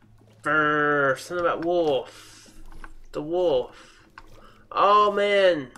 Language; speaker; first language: English; native; English